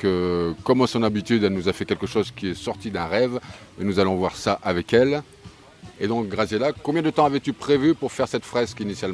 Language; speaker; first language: French; native; French